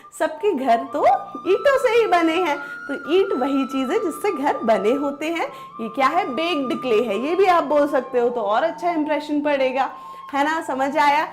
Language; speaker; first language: Hindi; non-native, local second language; Gujarati